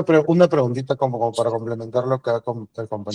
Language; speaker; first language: Spanish; native; Spanish